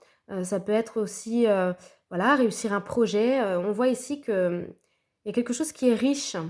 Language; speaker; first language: French; native; French